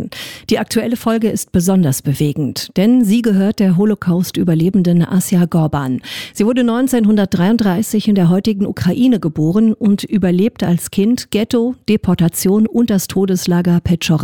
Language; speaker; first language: German; native; German